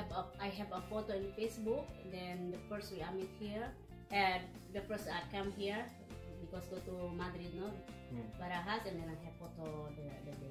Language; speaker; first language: English; non-native, learner; Indonesian